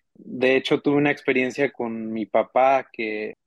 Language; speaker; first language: Spanish; native; Spanish